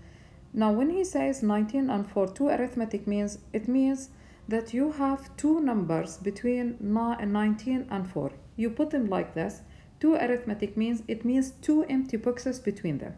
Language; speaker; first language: English; non-native, fluent; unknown